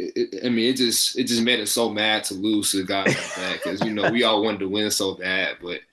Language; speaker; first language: English; native; English